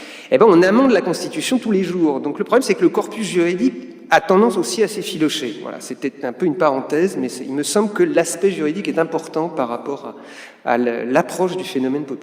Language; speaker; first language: French; native; French